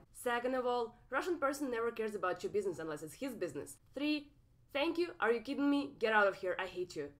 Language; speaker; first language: English; non-native, fluent; Russian